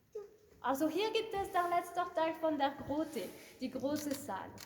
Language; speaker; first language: German; non-native, local second language; French